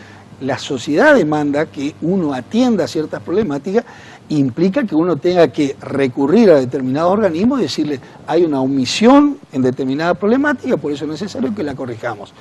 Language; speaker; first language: Spanish; native; Spanish